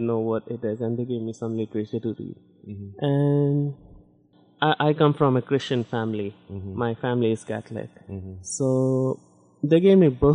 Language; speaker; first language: English; non-native, local second language; Hindi